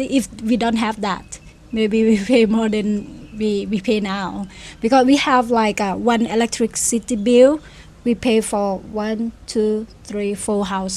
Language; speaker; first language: English; non-native, fluent; Thai